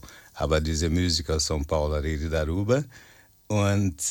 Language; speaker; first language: German; non-native, fluent; Portuguese